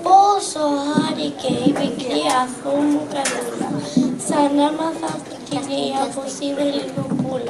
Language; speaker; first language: Greek; early bilingual, heritage; Greek